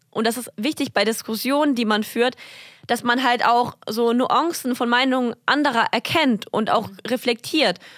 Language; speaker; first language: German; early bilingual, other home language; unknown